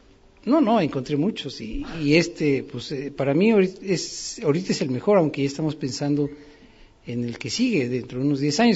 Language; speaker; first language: Spanish; native; Spanish